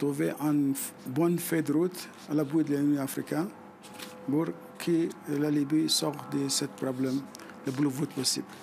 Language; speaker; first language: French; non-native, fluent; Arabic